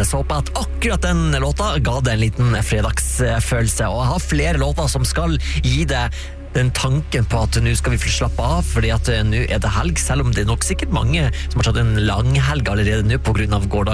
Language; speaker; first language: Norwegian; native; Norwegian